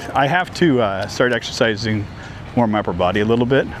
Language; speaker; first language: English; native; English